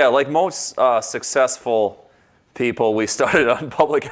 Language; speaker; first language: English; native; English